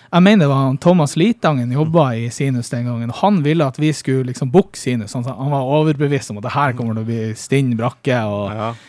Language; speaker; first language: Norwegian; native; Norwegian